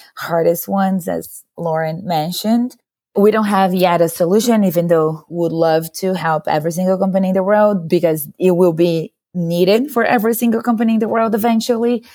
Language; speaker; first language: English; non-native, fluent; Portuguese